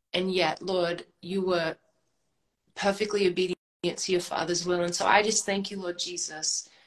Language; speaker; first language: English; native; English